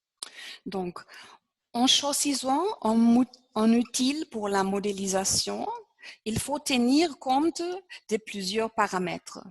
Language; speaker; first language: French; non-native, fluent; German